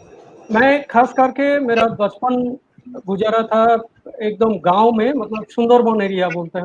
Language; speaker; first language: Hindi; non-native, local second language; Bangla